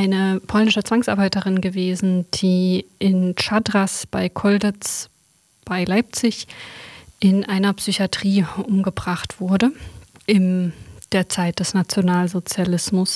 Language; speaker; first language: German; native; German